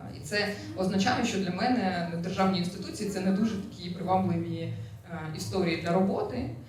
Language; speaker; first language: Ukrainian; non-native, local second language; Russian